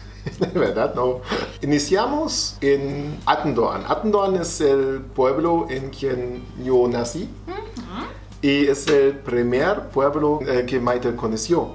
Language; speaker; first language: Spanish; non-native, fluent; German